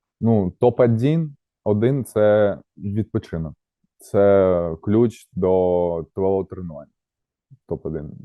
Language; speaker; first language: Ukrainian; native; Ukrainian